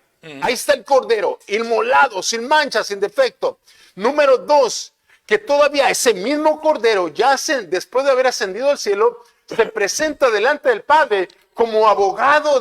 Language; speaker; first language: Spanish; native; Spanish